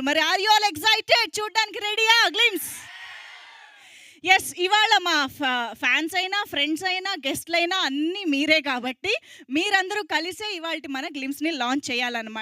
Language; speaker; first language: Telugu; native; Telugu